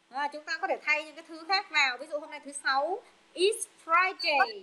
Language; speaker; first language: Vietnamese; native; Vietnamese